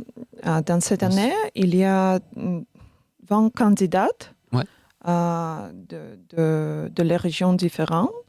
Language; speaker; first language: French; non-native, learner; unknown